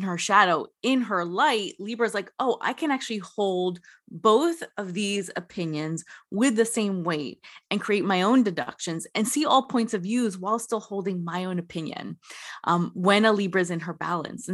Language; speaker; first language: English; native; English